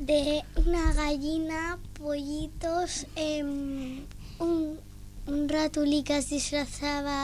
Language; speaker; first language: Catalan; non-native, local second language; Spanish